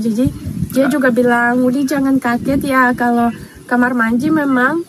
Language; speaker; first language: Indonesian; non-native, fluent; Russian